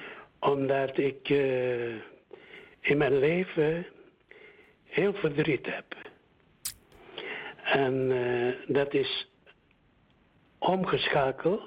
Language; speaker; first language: Dutch; early bilingual, other home language; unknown